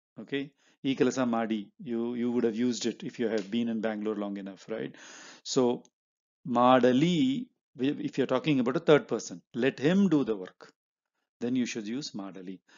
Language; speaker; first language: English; non-native, local second language; Hindi